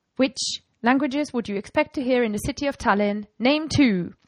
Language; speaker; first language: English; non-native, fluent; German